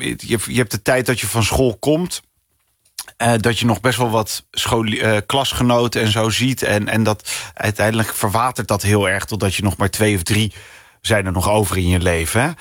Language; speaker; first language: Dutch; early bilingual, other home language; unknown